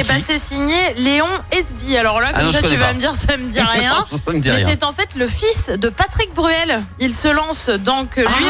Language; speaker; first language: French; native; French